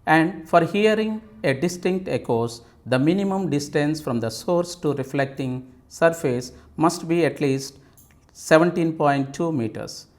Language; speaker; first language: English; non-native, local second language; Telugu